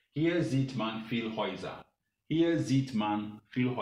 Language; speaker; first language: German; non-native, learner; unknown